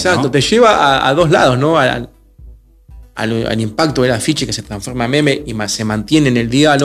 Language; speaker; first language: Spanish; native; Spanish